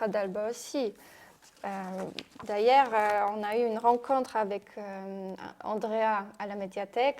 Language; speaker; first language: French; non-native, fluent; Polish